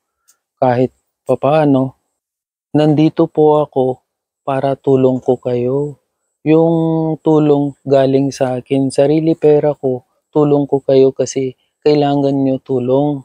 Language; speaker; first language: Filipino; non-native, learner; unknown